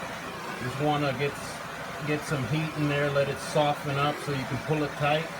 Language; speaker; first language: English; native; English